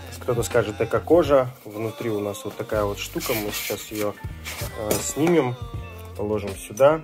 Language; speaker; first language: Russian; native; Russian